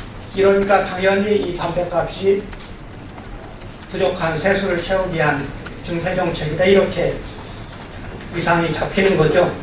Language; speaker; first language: Korean; native; Korean